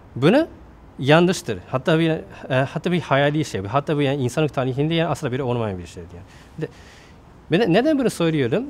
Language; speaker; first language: Turkish; non-native, fluent; Japanese